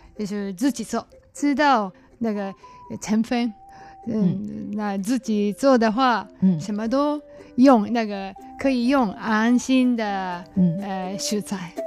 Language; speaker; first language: Chinese; non-native, learner; Japanese